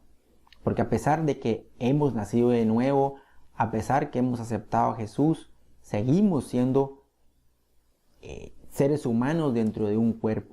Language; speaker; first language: Spanish; native; Spanish